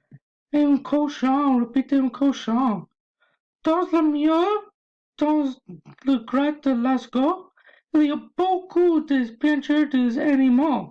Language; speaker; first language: French; non-native, learner; English